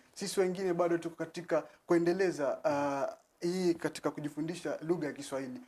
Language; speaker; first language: Swahili; native; Swahili